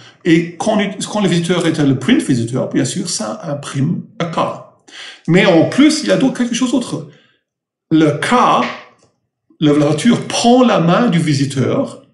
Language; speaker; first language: French; non-native, fluent; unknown